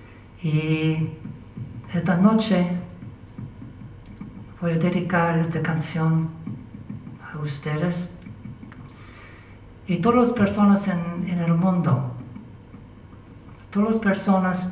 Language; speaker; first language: Spanish; non-native, learner; English